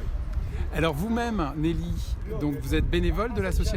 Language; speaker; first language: French; native; French